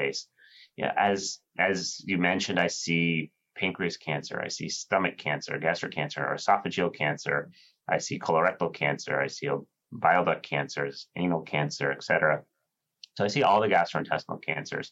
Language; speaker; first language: English; native; English